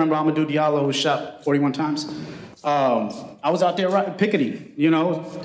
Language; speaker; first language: English; early bilingual, other home language; Spanish